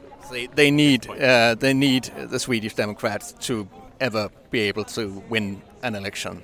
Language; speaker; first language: English; non-native, fluent; Danish